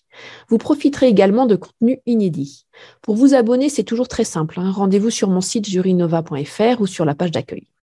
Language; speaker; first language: French; native; French